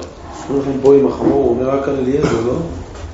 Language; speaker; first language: Hebrew; native; Hebrew